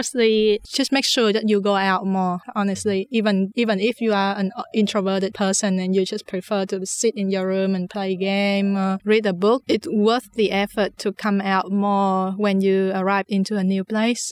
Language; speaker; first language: English; non-native, fluent; Vietnamese